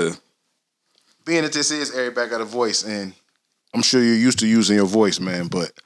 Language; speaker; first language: English; native; English